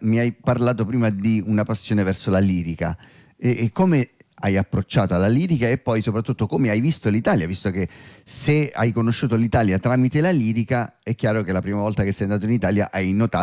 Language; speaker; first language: Italian; native; Italian